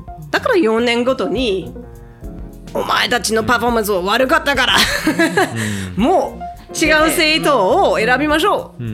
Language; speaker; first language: Japanese; non-native, fluent; English